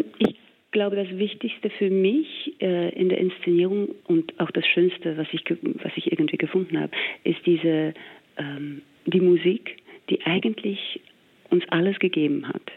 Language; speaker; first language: German; non-native, fluent; English